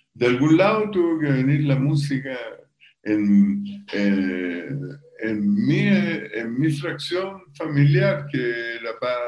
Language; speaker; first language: Spanish; native; Spanish